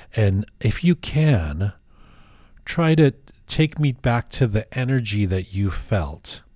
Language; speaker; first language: English; early bilingual, other home language; Persian